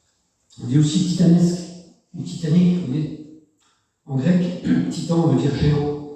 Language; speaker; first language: French; native; French